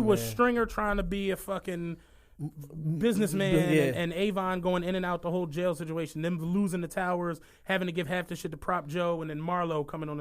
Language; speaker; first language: English; native; English